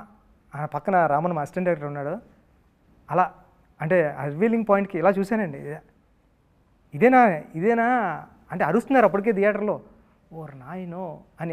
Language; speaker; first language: Telugu; native; Telugu